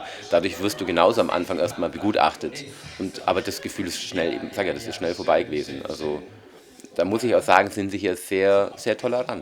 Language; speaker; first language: German; native; German